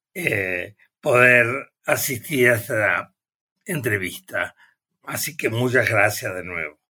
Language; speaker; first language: Spanish; native; Spanish